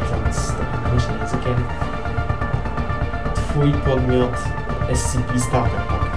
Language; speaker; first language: Polish; native; Polish